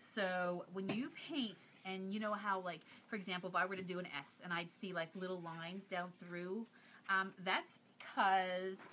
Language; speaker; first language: English; native; English